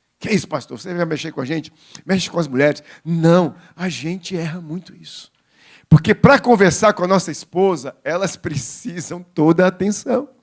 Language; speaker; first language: Portuguese; native; Portuguese